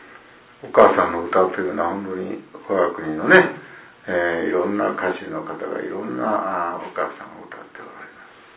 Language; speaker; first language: Japanese; native; Japanese